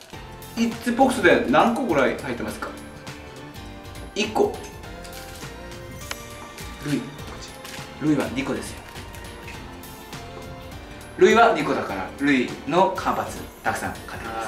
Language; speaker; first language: Japanese; non-native, fluent; Korean